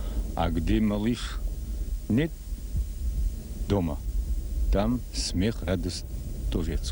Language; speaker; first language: Russian; non-native, local second language; Abkhazian